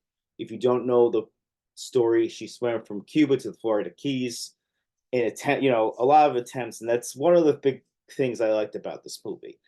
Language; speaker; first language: English; native; English